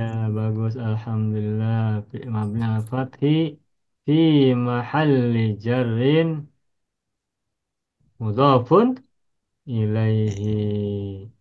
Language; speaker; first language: Arabic; non-native, fluent; Indonesian